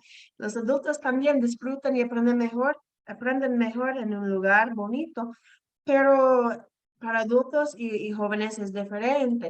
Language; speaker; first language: Spanish; non-native, fluent; English